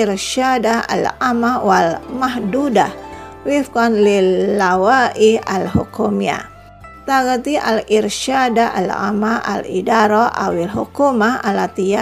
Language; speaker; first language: Arabic; non-native, fluent; Indonesian